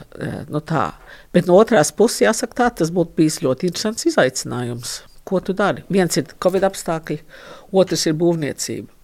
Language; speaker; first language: Latvian; early bilingual, heritage; Latvian